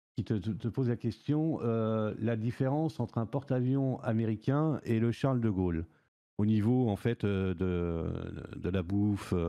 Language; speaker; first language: French; native; French